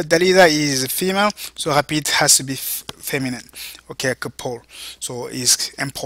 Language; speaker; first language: English; non-native, fluent; French